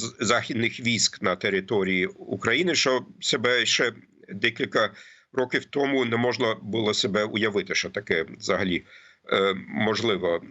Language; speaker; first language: Ukrainian; non-native, fluent; German